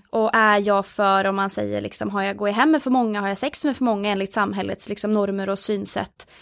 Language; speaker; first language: Swedish; non-native, fluent; Norwegian